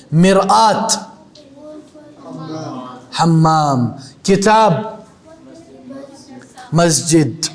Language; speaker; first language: Arabic; non-native, fluent; Urdu